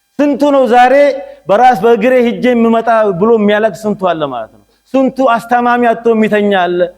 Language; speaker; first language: Amharic; non-native, local second language; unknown